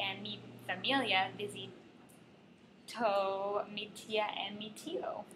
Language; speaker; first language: Spanish; non-native, learner; English